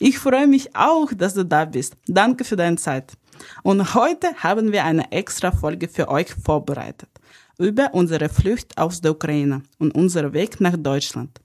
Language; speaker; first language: German; non-native, fluent; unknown